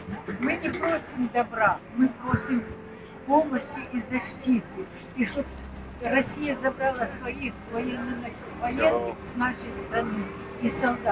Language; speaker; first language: Russian; native; Russian